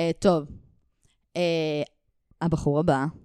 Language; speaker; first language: Hebrew; native; Hebrew